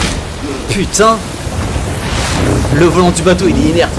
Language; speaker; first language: French; native; French